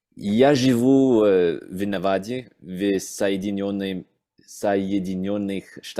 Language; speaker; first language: Russian; non-native, learner; English